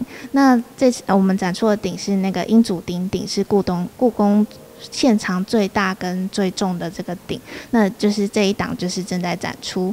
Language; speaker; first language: Chinese; native; Chinese